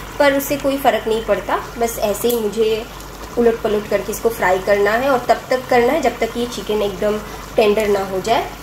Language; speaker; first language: Hindi; non-native, local second language; Bangla